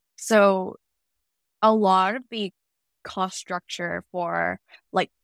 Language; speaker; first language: English; non-native, fluent; Vietnamese